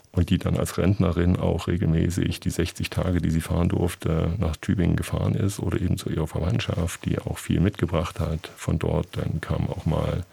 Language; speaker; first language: German; native; German